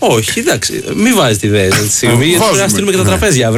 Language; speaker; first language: Greek; native; Greek